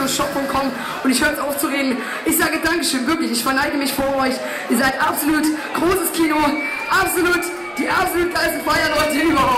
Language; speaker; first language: German; native; German